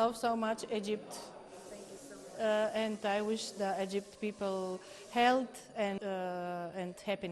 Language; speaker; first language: English; non-native, learner; Bulgarian